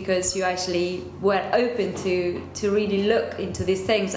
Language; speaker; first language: English; non-native, fluent; Spanish